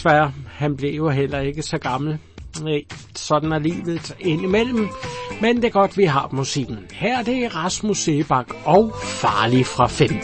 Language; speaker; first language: Danish; native; Danish